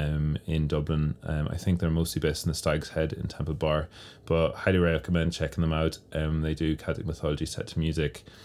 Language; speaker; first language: English; native; English